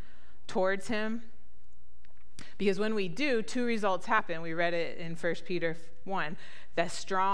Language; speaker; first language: English; native; English